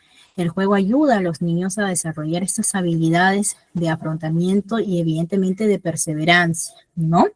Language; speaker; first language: Spanish; native; Spanish